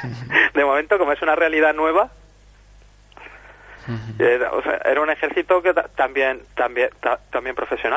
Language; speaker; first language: Spanish; native; Spanish